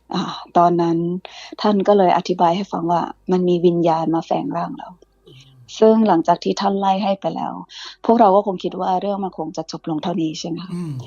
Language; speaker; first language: Thai; early bilingual, other home language; English